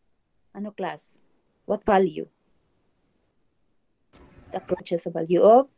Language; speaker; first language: English; non-native, local second language; Filipino